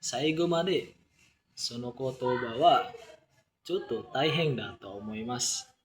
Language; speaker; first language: Japanese; non-native, learner; Indonesian